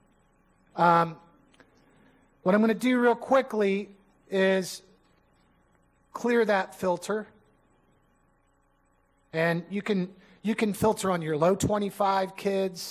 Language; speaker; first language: English; native; English